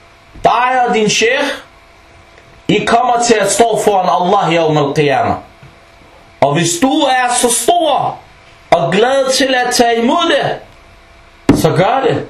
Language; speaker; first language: Danish; early bilingual, other home language; Arabic